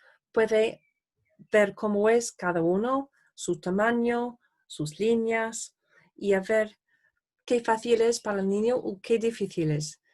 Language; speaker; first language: Spanish; non-native, fluent; English